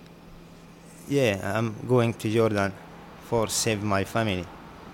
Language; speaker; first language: English; non-native, learner; Arabic